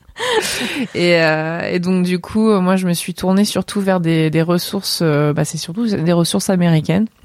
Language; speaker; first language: French; native; French